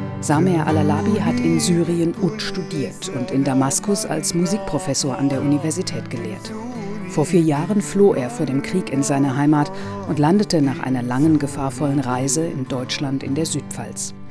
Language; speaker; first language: German; native; German